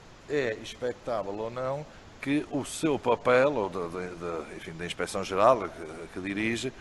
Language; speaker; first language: Portuguese; native; Portuguese